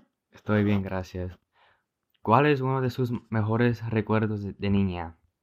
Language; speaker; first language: Spanish; early bilingual, heritage; Spanish